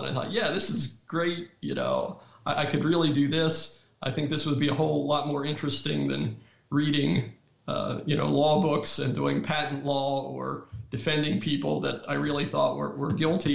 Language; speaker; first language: English; native; English